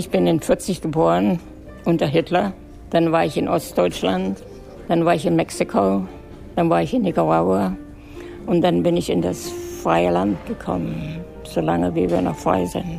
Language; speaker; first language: German; native; German